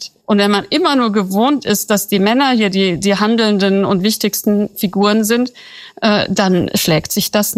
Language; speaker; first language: German; native; German